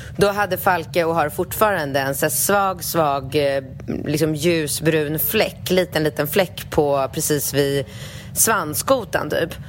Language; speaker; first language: Swedish; early bilingual, other home language; Polish